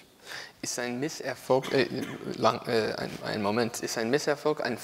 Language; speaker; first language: German; non-native, learner; English